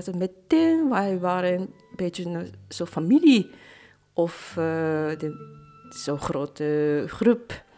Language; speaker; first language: Dutch; non-native, learner; Japanese